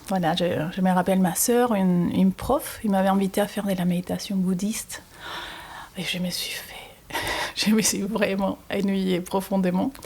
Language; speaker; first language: French; non-native, fluent; Spanish